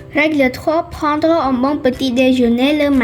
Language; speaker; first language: French; non-native, learner; Khmer